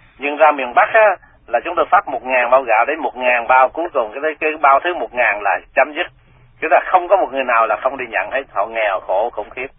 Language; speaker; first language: Vietnamese; native; Vietnamese